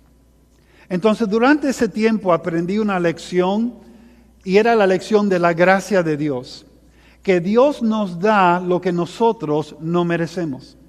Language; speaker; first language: Spanish; early bilingual, heritage; Spanish